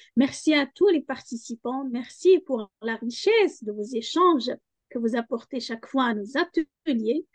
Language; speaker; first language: French; non-native, local second language; Arabic